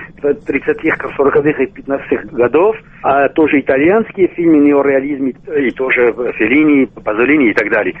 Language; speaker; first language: Russian; non-native, local second language; Armenian